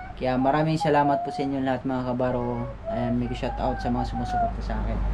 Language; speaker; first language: Filipino; non-native, local second language; Cebuano